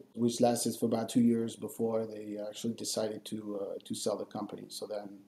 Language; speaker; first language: English; non-native, fluent; French